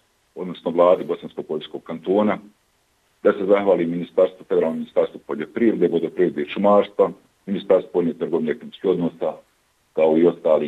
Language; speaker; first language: Bosnian; native; Bosnian